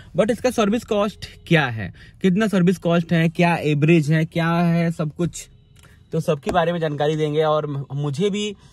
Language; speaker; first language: Hindi; native; Hindi